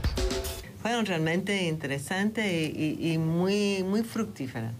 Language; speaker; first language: Spanish; non-native, fluent; English